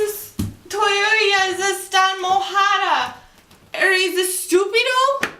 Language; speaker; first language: Spanish; non-native, learner; English